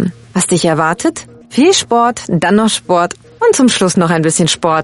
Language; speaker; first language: German; native; German